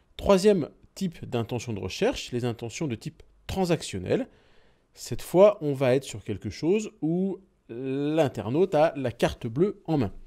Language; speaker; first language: French; native; French